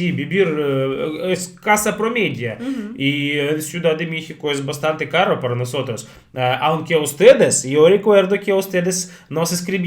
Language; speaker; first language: Spanish; non-native, fluent; Russian